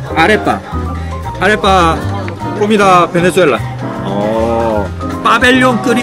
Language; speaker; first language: Spanish; non-native, learner; Korean